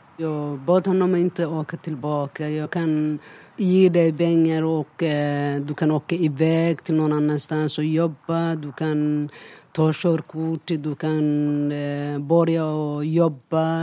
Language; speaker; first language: Norwegian; non-native, learner; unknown